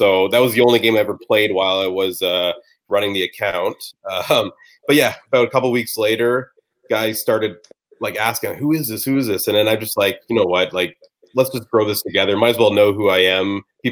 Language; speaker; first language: English; native; English